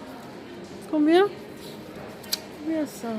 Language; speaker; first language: French; non-native, fluent; Arabic